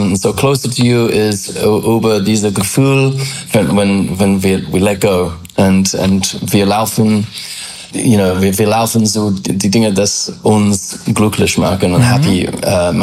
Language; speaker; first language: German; non-native, learner; English